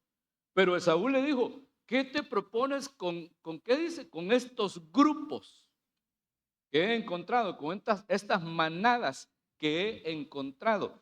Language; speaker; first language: Spanish; native; Spanish